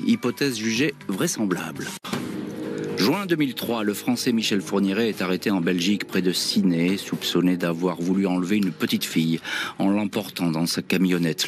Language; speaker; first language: French; native; French